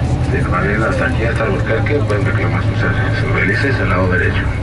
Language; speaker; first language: Spanish; native; Spanish